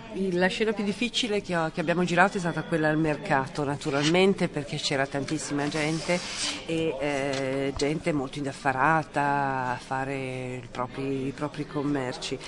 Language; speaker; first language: Italian; native; Italian